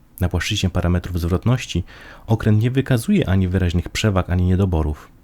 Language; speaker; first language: Polish; native; Polish